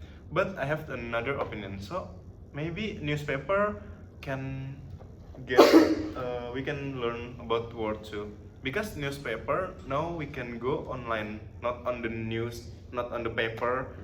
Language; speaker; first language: English; non-native, learner; Indonesian